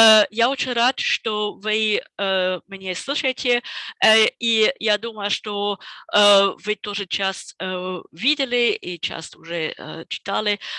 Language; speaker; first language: Russian; non-native, fluent; German